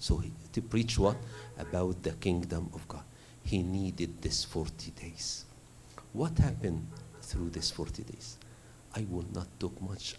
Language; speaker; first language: English; non-native, fluent; Arabic